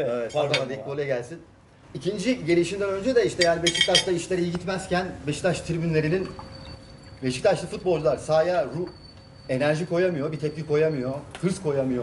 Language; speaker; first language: Turkish; native; Turkish